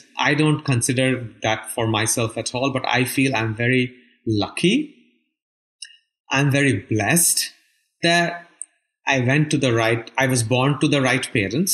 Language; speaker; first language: English; non-native, local second language; Bangla